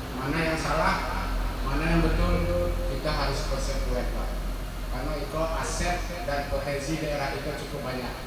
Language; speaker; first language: Indonesian; non-native, local second language; Minangkabau